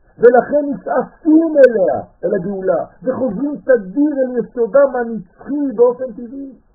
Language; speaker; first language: Hebrew; non-native, fluent; French